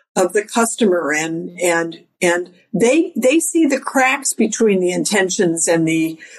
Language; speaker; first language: English; native; English